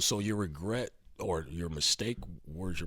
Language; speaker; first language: English; native; English